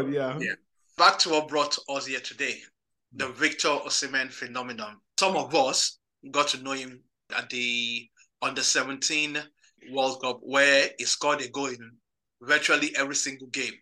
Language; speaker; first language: English; non-native, local second language; Yoruba